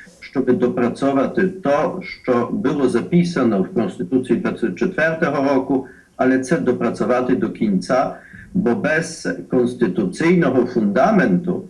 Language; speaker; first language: Ukrainian; non-native, fluent; Polish